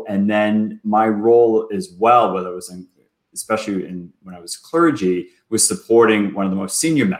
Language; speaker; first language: English; native; English